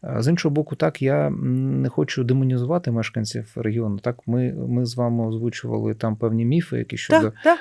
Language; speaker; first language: Ukrainian; native; Ukrainian